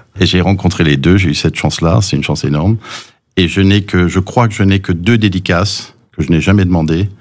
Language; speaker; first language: French; early bilingual, other home language; English